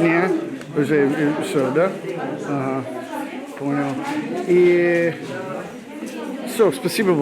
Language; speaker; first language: Russian; non-native, learner; English